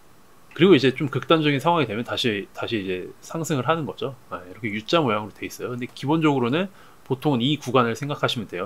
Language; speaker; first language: Korean; native; Korean